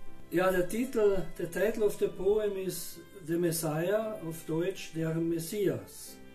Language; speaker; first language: English; non-native, fluent; German